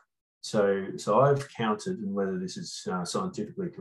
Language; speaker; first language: English; native; English